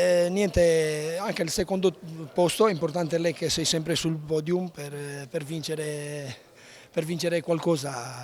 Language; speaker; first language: Italian; non-native, local second language; Romanian